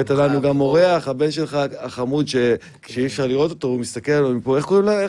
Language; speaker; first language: Hebrew; native; Hebrew